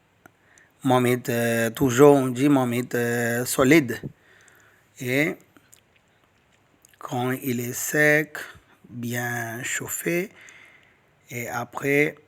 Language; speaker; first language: French; non-native, learner; Tamil